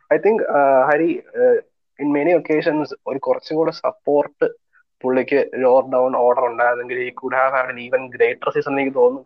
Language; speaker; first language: English; non-native, local second language; Malayalam